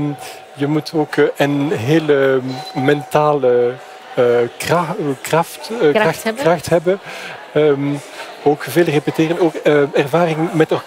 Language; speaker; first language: Dutch; non-native, fluent; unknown